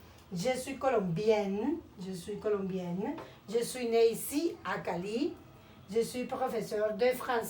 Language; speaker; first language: French; non-native, fluent; Spanish